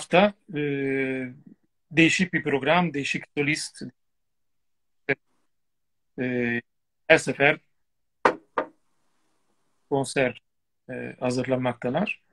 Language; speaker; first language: Turkish; non-native, fluent; Italian